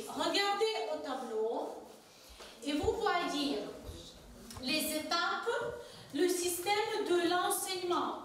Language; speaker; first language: French; non-native, fluent; Ukrainian